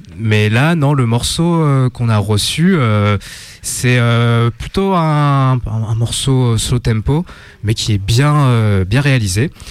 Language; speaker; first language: French; native; French